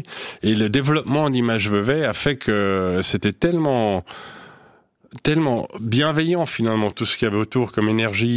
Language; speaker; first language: French; non-native, local second language; Swiss German